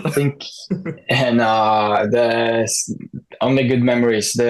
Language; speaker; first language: English; non-native, fluent; Norwegian